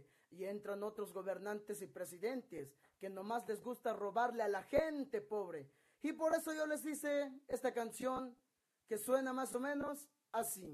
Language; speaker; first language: Spanish; native; Spanish